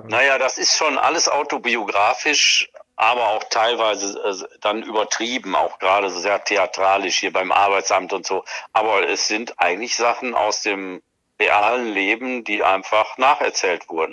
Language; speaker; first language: German; native; German